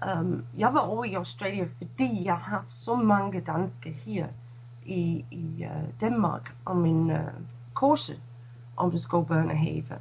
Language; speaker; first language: Danish; non-native, fluent; English